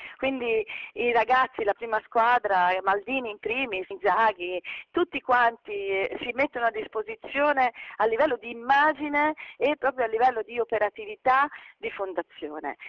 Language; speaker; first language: Italian; native; Italian